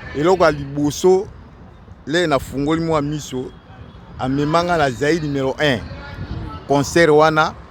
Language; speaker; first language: Lingala; native; Lingala